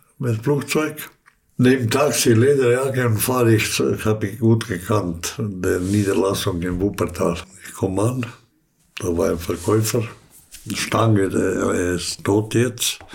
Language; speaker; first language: German; early bilingual, other home language; Slovenian